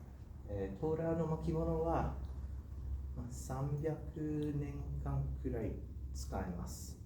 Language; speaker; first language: Japanese; non-native, learner; English